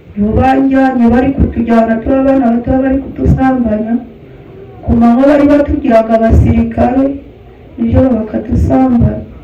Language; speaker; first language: Kinyarwanda; early bilingual, heritage; Kinyarwanda